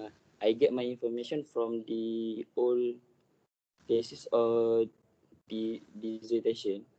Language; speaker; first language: English; non-native, learner; Malay